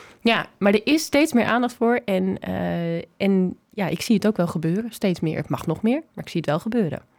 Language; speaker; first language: Dutch; native; Dutch